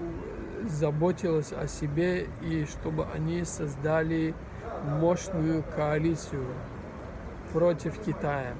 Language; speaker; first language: Russian; non-native, fluent; Persian